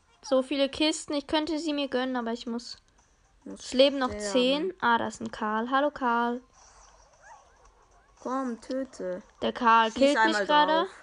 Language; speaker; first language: German; native; German